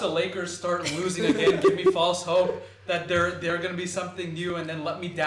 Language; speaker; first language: English; native; English